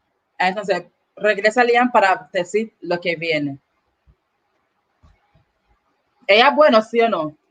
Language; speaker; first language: Spanish; non-native, learner; English